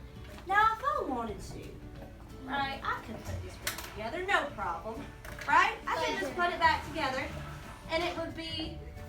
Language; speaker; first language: English; native; English